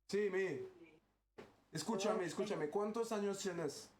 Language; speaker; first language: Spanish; non-native, learner; French